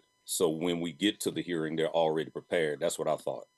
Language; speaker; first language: English; native; English